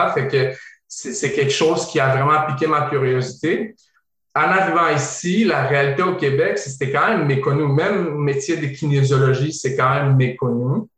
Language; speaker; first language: French; early bilingual, other home language; Bosnian